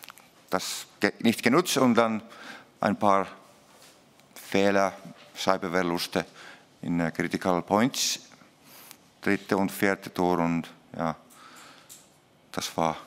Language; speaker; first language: German; non-native, learner; Finnish